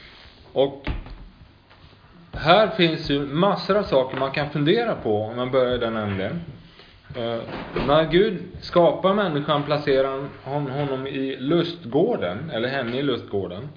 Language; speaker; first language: Swedish; native; Swedish